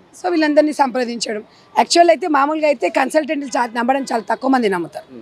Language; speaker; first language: Telugu; native; Telugu